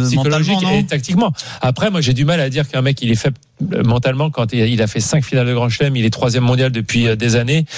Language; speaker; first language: French; native; French